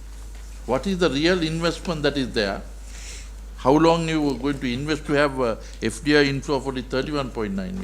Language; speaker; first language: English; non-native, local second language; Sinhala